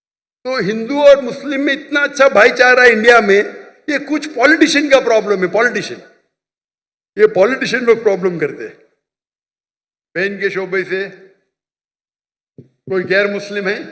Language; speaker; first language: Hindi; non-native, local second language; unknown